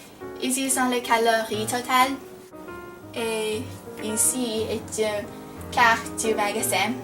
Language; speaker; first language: French; non-native, learner; English